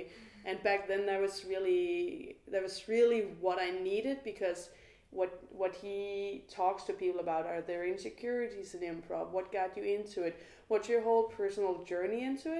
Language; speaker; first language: English; non-native, fluent; Danish